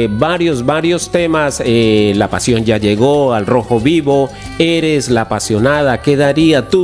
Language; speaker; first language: Spanish; native; Spanish